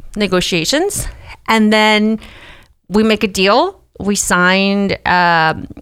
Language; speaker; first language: English; early bilingual, other home language; Spanish